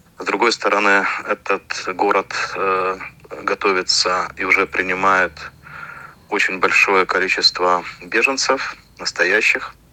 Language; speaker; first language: Russian; native; Russian